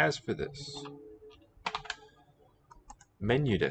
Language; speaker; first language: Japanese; non-native, learner; English